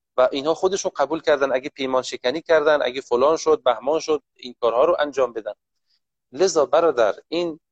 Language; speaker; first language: Persian; native; Persian